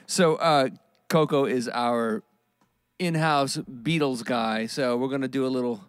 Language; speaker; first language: English; native; English